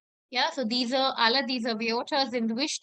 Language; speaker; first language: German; non-native, fluent; Hindi